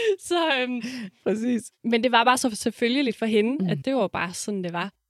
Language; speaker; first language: Danish; native; Danish